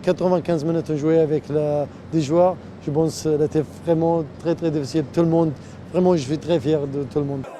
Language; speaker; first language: French; non-native, learner; Arabic